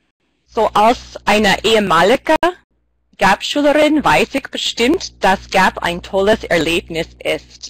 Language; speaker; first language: German; non-native, fluent; English